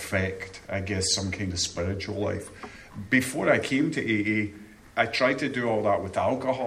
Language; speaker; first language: English; native; English